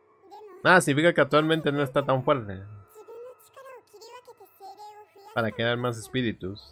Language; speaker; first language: Spanish; native; Spanish